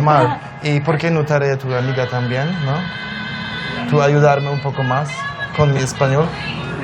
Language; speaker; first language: Spanish; non-native, learner; Polish